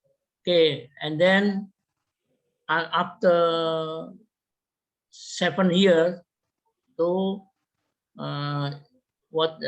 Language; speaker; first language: English; non-native, learner; Indonesian